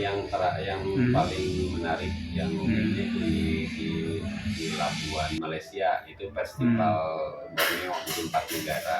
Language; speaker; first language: Indonesian; non-native, local second language; Sundanese